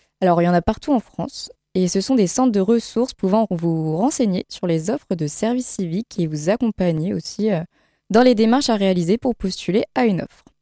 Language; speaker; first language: French; native; French